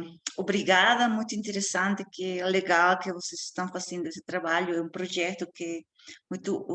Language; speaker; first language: Portuguese; non-native, learner; Spanish